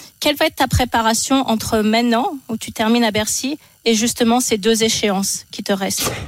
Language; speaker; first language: French; native; French